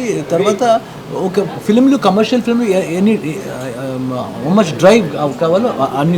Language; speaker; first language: Telugu; non-native, learner; Kannada